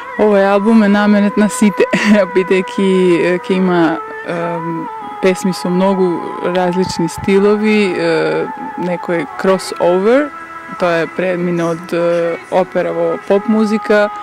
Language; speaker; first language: Macedonian; early bilingual, heritage; Serbian